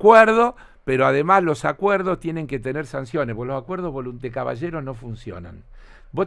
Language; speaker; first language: Spanish; native; Spanish